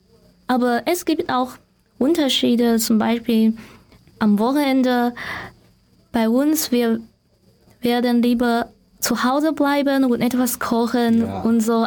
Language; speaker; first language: German; non-native, learner; Chinese